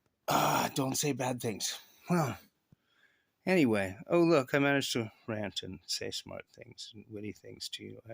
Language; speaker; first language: English; native; English